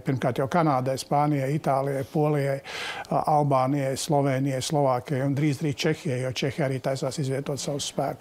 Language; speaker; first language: Latvian; native; Latvian